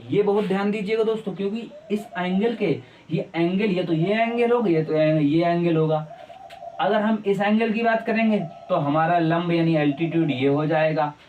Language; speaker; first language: Hindi; native; Hindi